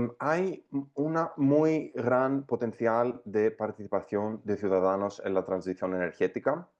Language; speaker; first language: Spanish; non-native, fluent; Greek